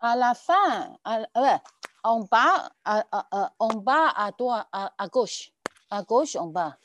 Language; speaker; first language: French; non-native, learner; Chinese